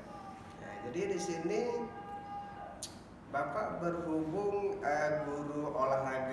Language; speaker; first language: Indonesian; native; Indonesian